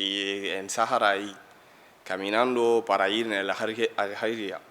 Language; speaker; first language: Spanish; non-native, learner; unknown